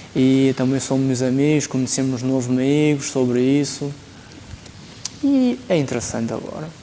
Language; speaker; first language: Portuguese; early bilingual, other home language; Chinese